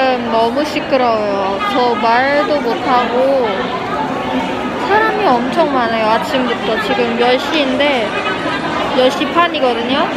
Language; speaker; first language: Korean; non-native, learner; Filipino